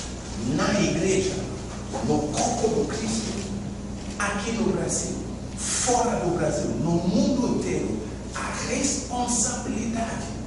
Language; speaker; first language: Portuguese; non-native, fluent; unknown